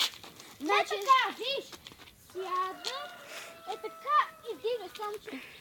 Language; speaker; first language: Bulgarian; native; Bulgarian